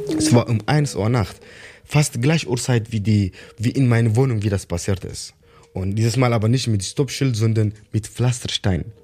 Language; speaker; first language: German; non-native, learner; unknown